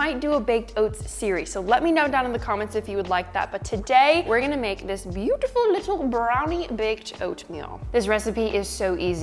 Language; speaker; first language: English; native; English